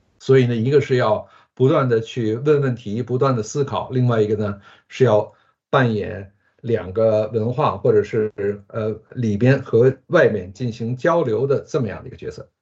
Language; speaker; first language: Chinese; early bilingual, other home language; Japanese